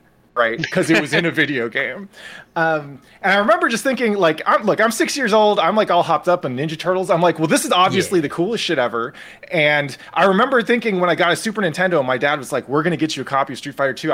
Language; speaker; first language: English; native; English